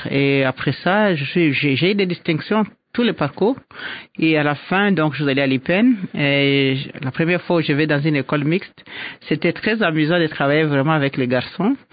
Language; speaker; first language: French; non-native, local second language; Swahili